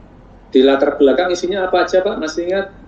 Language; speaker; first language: Indonesian; non-native, local second language; Javanese